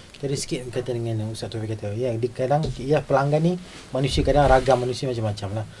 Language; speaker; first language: Malay; native; Malay